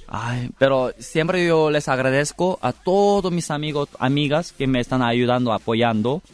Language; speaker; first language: Spanish; non-native, fluent; Korean